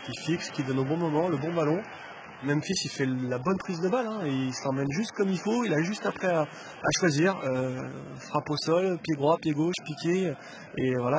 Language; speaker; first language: French; native; French